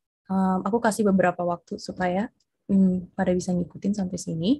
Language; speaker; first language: Indonesian; native; Indonesian